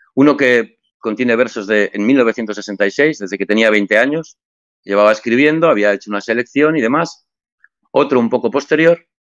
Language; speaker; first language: Spanish; native; Spanish